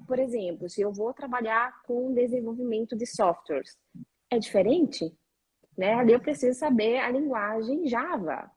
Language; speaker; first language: Portuguese; native; Portuguese